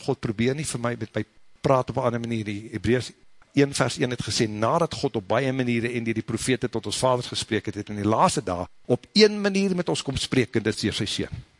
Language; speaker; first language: Afrikaans; native; Afrikaans